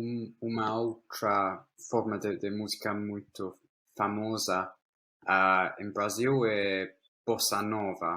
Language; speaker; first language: Portuguese; non-native, fluent; English